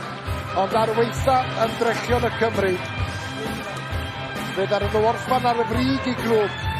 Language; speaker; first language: Welsh; native; Welsh